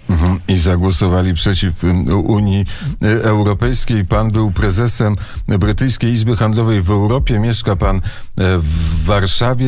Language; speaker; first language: Polish; native; Polish